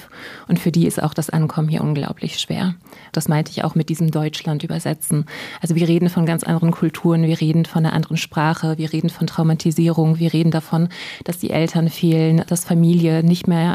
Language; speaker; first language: German; native; German